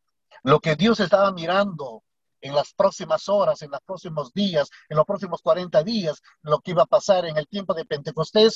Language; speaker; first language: Spanish; native; Spanish